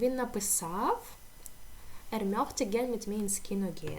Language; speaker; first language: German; non-native, fluent; Ukrainian